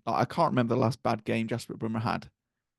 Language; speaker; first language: English; native; English